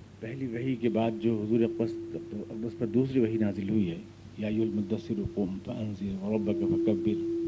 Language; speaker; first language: Urdu; native; Urdu